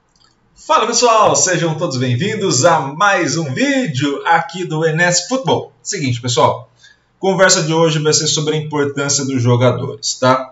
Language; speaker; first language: Portuguese; native; Portuguese